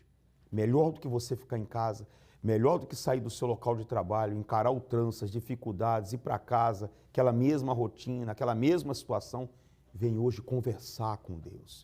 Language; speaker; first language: Portuguese; native; Portuguese